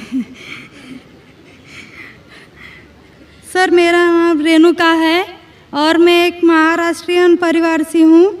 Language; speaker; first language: Hindi; non-native, local second language; Marathi